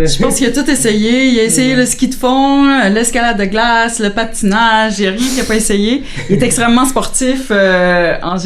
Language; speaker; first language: French; native; French